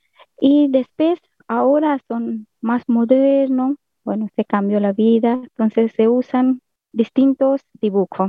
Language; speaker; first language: Spanish; non-native, learner; Hindi